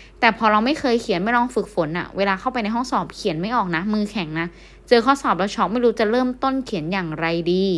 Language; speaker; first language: Thai; native; Thai